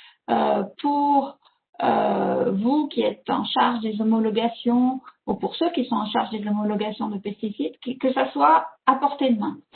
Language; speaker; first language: French; native; French